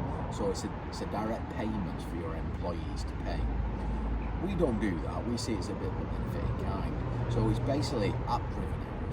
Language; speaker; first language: English; native; English